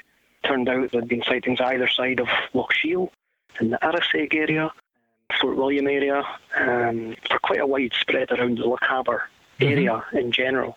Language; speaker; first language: English; native; English